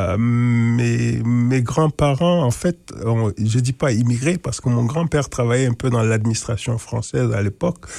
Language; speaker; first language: French; non-native, local second language; Wolof